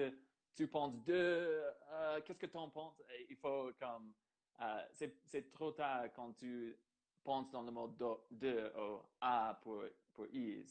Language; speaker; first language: French; non-native, fluent; English